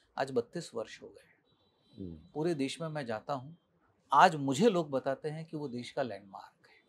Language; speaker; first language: Hindi; native; Hindi